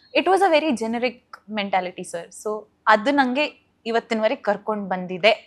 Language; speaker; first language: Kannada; native; Kannada